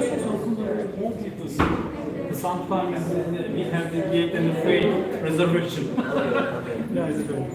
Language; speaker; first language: English; non-native, fluent; Turkish